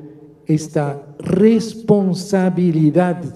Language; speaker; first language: Spanish; non-native, fluent; Maltese